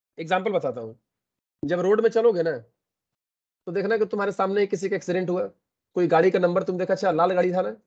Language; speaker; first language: Hindi; native; Hindi